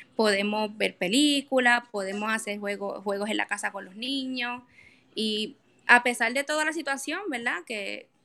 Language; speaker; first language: Spanish; native; Spanish